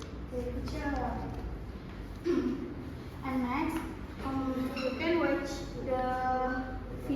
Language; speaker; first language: English; non-native, learner; Indonesian